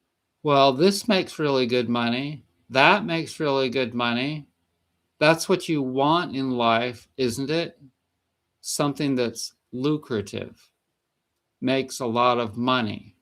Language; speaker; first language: English; native; English